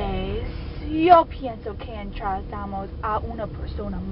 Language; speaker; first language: Spanish; non-native, learner; English